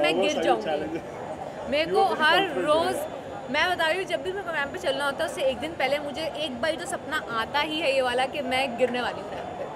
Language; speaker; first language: Hindi; native; Hindi